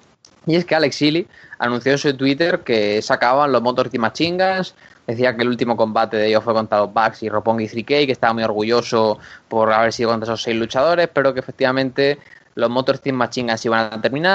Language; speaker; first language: Spanish; native; Spanish